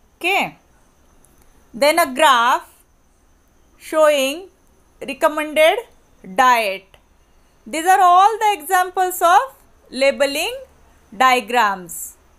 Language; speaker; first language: English; non-native, local second language; Marathi